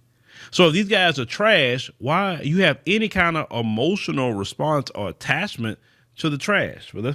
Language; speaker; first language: English; native; English